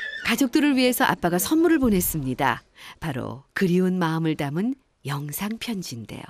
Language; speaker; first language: Korean; native; Korean